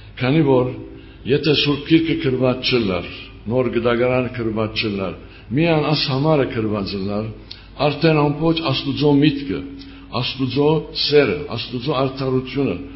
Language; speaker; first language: Armenian; early bilingual, heritage; Armenian